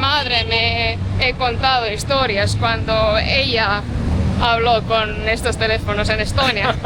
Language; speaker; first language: Spanish; non-native, fluent; Estonian